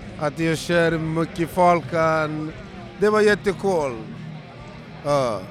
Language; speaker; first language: Swedish; non-native, learner; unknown